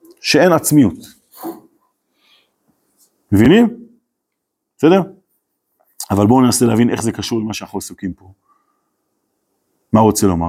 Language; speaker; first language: Hebrew; native; Hebrew